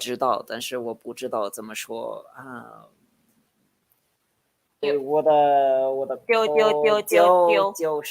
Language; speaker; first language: Chinese; non-native, learner; English